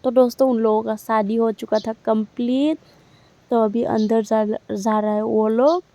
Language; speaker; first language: Hindi; non-native, local second language; Assamese